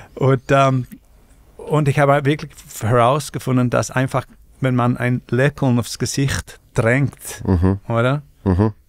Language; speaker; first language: German; non-native, fluent; English